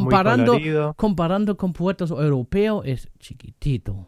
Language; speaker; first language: Spanish; non-native, fluent; German